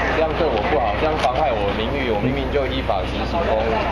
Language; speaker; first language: Chinese; native; Chinese